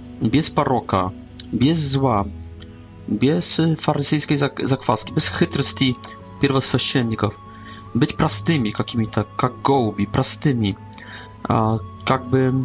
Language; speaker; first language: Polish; non-native, learner; Russian